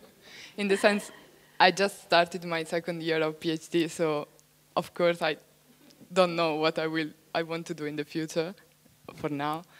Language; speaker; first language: English; non-native, fluent; Italian